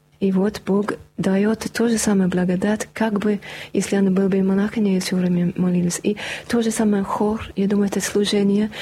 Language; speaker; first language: Russian; non-native, fluent; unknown